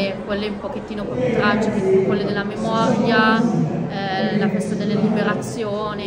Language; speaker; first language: Italian; native; Italian